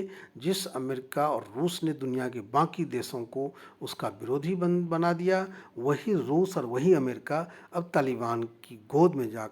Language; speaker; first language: Hindi; native; Hindi